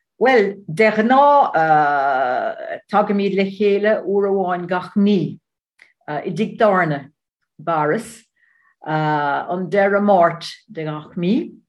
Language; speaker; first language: Irish; non-native, learner; Dutch